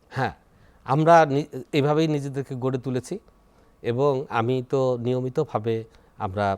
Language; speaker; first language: Bangla; native; Bangla